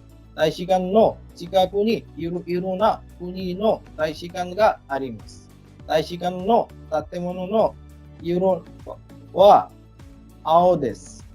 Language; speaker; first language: Japanese; non-native, learner; Bangla